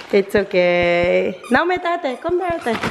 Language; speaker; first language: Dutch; non-native, learner; Filipino